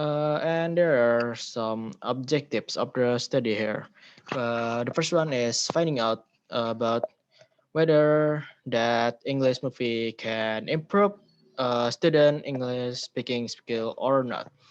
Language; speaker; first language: English; non-native, learner; Indonesian